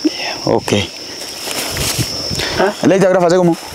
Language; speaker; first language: Vietnamese; non-native, learner; Portuguese